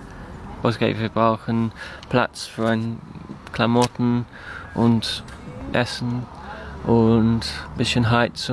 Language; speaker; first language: German; non-native, fluent; English